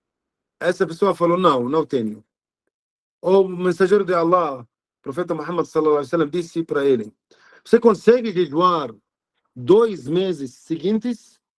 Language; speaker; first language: Portuguese; non-native, learner; Arabic